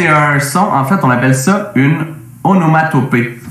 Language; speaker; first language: French; native; French